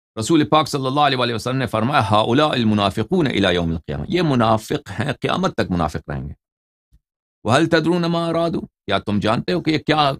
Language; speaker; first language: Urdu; non-native, fluent; Persian